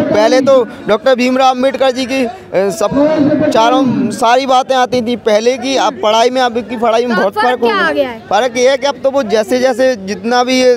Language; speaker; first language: Hindi; native; Hindi